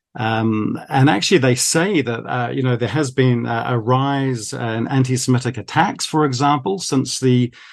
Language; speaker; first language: English; native; English